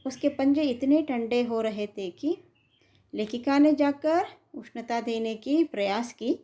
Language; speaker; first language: Hindi; non-native, local second language; Kannada